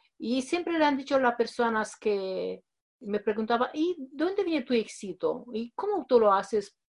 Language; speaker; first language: Spanish; non-native, fluent; Romanian